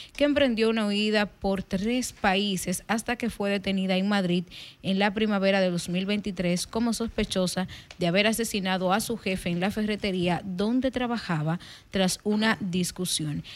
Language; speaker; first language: Spanish; native; Spanish